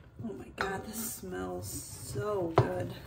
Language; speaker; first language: English; native; English